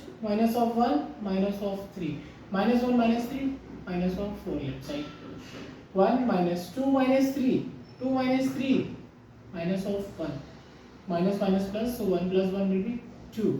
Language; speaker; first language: English; non-native, local second language; Hindi